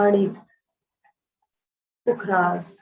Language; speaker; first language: Hindi; native; Hindi